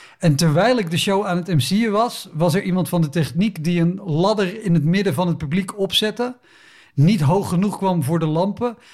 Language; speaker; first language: Dutch; native; Dutch